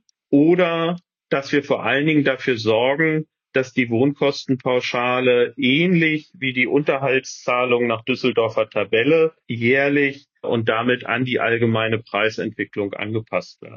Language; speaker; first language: German; native; German